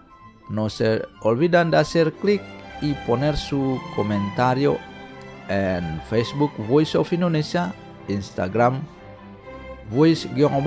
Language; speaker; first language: Spanish; non-native, fluent; Indonesian